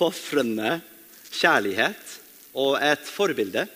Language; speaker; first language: Norwegian; non-native, fluent; English